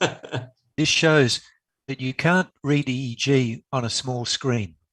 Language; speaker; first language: English; native; English